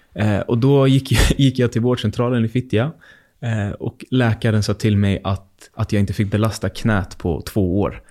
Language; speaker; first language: Swedish; native; Swedish